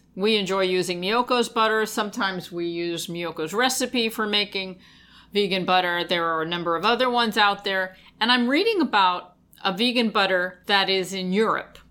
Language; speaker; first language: English; native; English